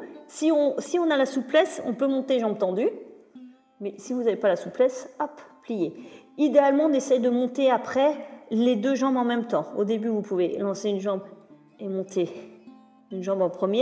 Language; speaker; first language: French; native; French